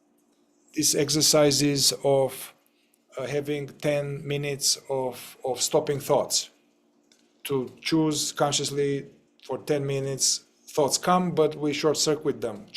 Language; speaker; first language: English; non-native, fluent; Romanian